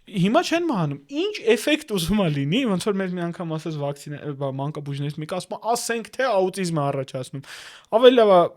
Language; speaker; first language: Armenian; native; Armenian